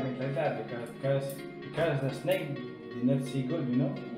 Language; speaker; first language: English; non-native, learner; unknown